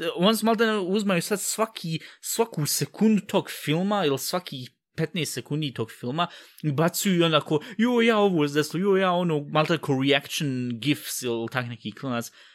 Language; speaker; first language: Bosnian; early bilingual, heritage; Bosnian